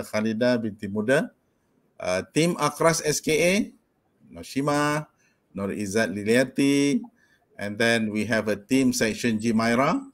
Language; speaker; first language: English; non-native, local second language; Malay